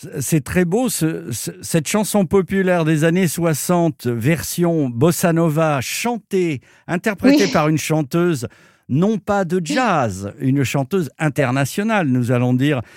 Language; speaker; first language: French; native; French